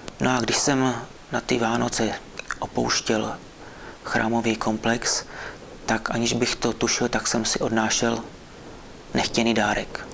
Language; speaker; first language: Czech; native; Czech